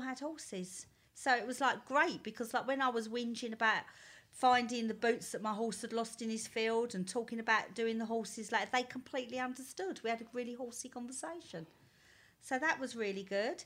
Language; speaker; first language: English; native; English